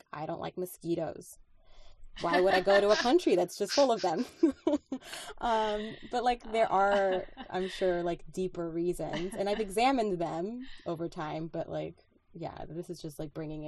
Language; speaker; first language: English; non-native, fluent; Spanish